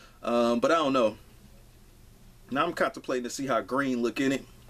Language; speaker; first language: English; native; English